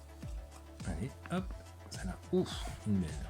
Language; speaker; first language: French; native; French